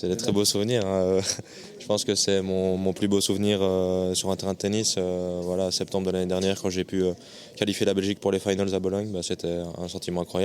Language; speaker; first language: French; native; French